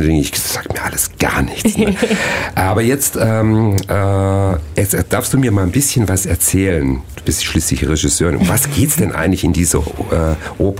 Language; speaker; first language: German; native; German